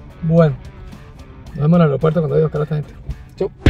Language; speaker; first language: Spanish; native; Spanish